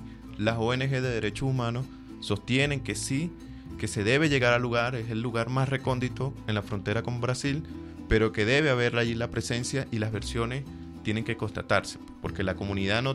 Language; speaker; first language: Spanish; native; Spanish